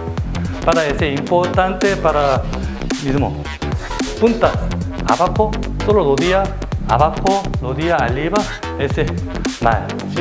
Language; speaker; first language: Spanish; non-native, learner; Korean